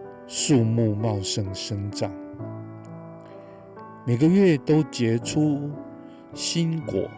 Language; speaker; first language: Chinese; native; Chinese